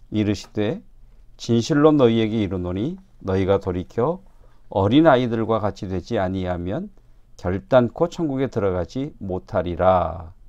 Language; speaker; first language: Korean; native; Korean